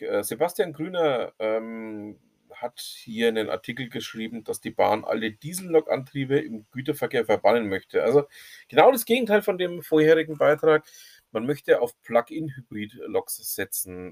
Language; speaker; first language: German; native; German